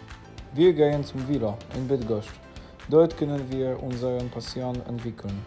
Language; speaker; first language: German; non-native, learner; Polish